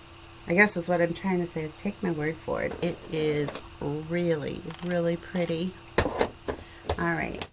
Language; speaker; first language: English; native; English